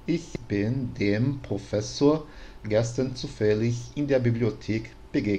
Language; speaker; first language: German; non-native, fluent; Portuguese